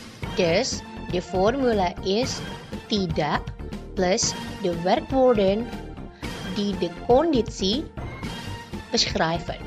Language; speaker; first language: Dutch; non-native, learner; Indonesian